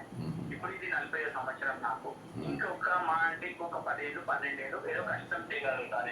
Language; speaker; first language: Telugu; native; Telugu